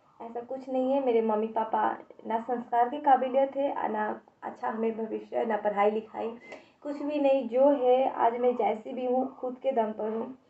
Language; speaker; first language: Hindi; native; Hindi